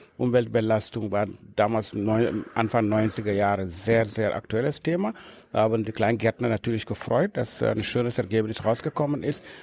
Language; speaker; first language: German; non-native, fluent; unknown